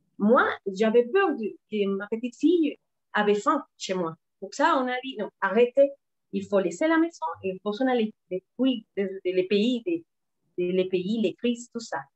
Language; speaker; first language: French; non-native, learner; Spanish